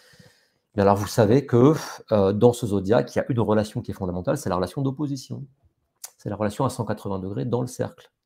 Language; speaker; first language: French; native; French